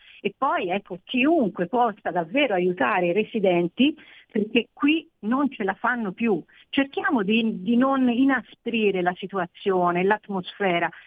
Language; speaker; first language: Italian; native; Italian